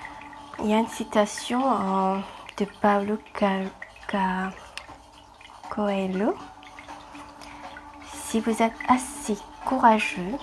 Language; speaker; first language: French; non-native, fluent; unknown